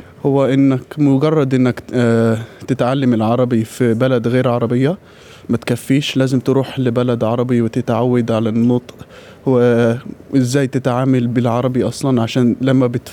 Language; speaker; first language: Arabic; early bilingual, heritage; Arabic